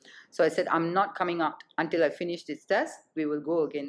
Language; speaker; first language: English; non-native, local second language; Tamil